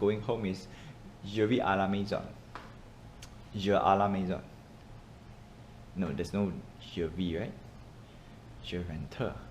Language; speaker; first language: French; non-native, learner; English